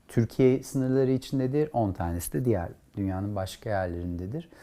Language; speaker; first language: Turkish; native; Turkish